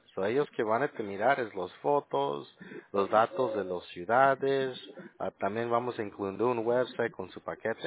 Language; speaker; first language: Spanish; early bilingual, heritage; Spanish